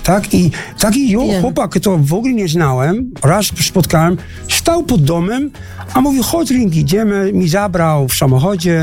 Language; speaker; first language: Polish; non-native, fluent; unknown